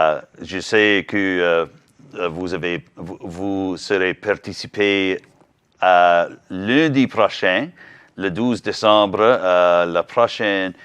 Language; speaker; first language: French; non-native, learner; English